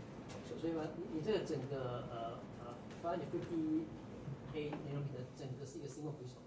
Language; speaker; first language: Chinese; native; Chinese